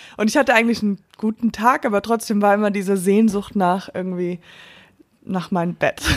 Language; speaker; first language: German; non-native, fluent; English